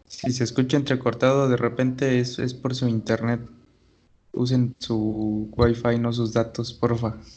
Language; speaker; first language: Spanish; native; Spanish